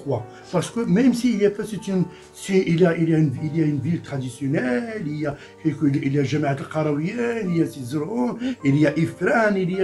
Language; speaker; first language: French; non-native, local second language; Arabic